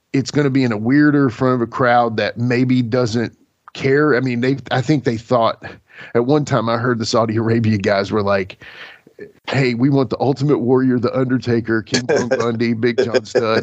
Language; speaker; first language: English; native; English